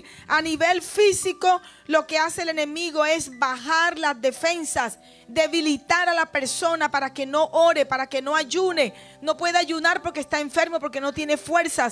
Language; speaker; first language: Spanish; native; Spanish